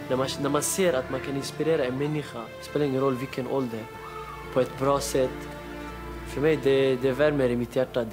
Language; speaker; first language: Swedish; non-native, local second language; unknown